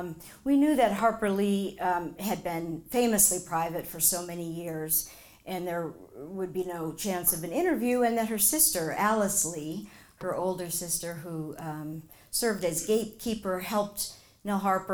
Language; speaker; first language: English; native; English